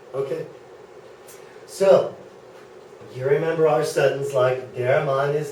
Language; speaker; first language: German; non-native, fluent; English